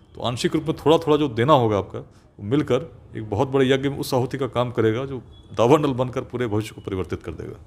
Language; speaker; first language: Hindi; native; Hindi